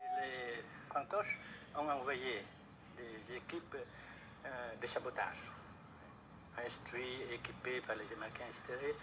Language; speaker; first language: French; non-native, local second language; Vietnamese